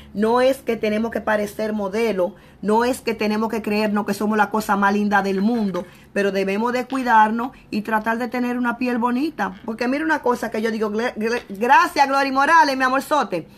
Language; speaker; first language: Spanish; native; Spanish